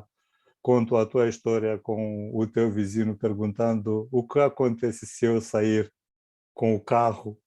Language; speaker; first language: Portuguese; non-native, fluent; Romanian